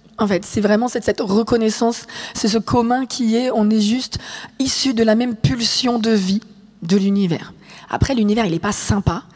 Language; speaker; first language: French; native; French